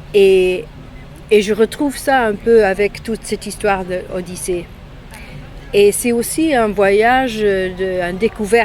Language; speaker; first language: French; non-native, fluent; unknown